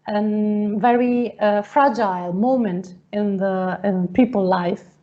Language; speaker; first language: English; non-native, fluent; Italian